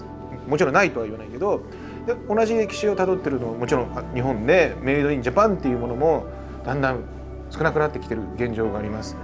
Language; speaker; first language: Japanese; native; Japanese